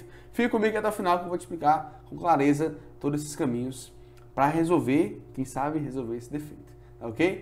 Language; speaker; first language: Portuguese; native; Portuguese